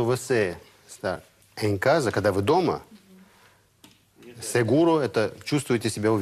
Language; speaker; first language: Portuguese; non-native, fluent; Russian